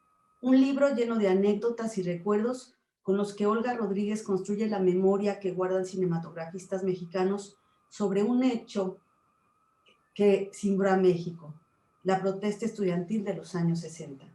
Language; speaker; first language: Spanish; native; Spanish